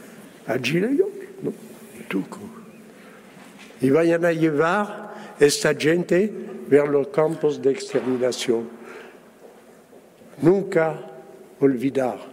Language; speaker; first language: Spanish; early bilingual, heritage; Spanish